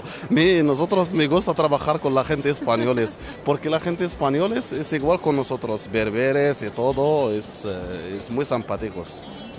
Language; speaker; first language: Spanish; non-native, learner; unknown